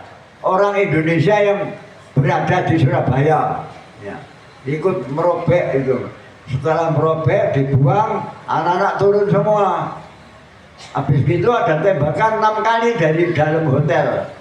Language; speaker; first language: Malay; non-native, local second language; Javanese